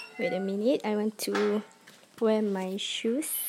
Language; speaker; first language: English; non-native, learner; Malay